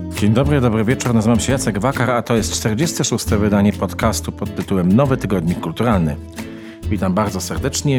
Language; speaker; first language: Polish; native; Polish